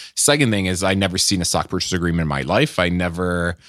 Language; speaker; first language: English; non-native, fluent; French